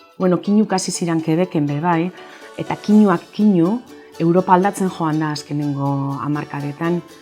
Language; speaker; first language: Basque; native; Basque